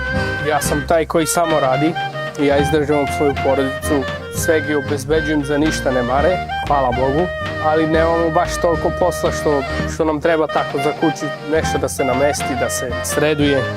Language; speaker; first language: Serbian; non-native, local second language; Romany